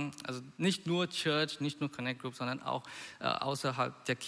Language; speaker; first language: German; non-native, fluent; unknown